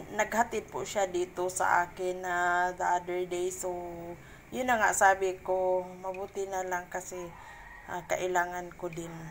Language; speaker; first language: Filipino; non-native, local second language; Cebuano